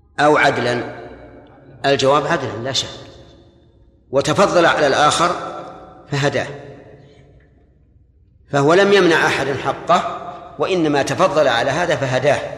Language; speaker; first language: Arabic; native; Arabic